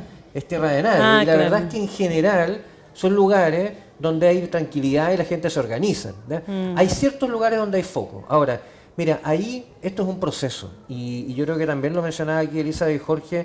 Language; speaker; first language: Spanish; native; Spanish